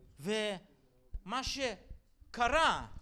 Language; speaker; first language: Hebrew; non-native, fluent; Russian